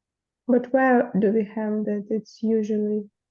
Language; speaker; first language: English; non-native, fluent; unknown